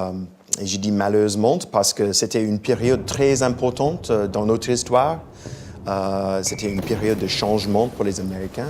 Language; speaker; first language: French; non-native, fluent; English